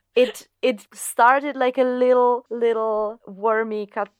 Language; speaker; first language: English; non-native, fluent; Czech